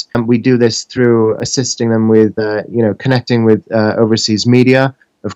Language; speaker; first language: English; native; English